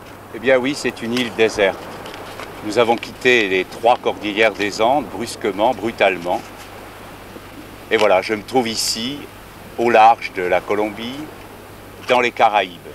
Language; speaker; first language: French; native; French